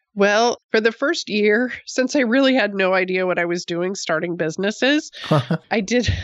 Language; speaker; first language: English; native; English